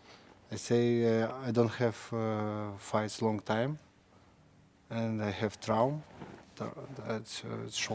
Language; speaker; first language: English; non-native, learner; Russian